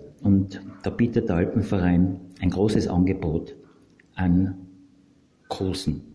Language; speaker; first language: German; native; German